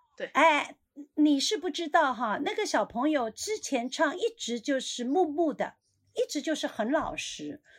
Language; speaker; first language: Chinese; native; Chinese